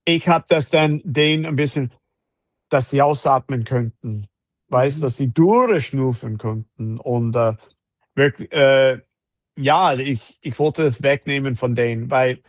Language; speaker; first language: German; non-native, fluent; English